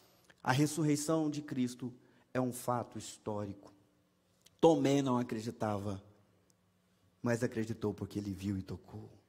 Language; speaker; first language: Portuguese; native; Portuguese